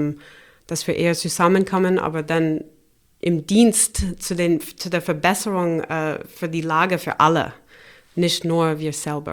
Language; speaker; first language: German; non-native, fluent; English